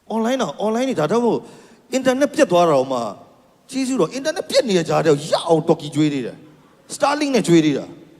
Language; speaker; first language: Burmese; non-native, local second language; Kachin